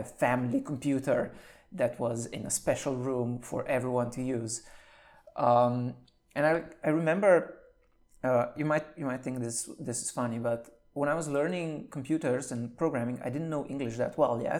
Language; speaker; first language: English; non-native, fluent; Slovenian